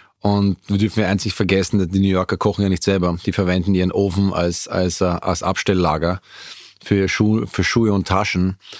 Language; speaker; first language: German; native; German